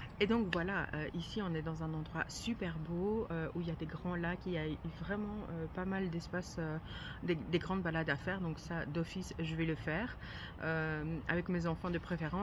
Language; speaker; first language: French; native; French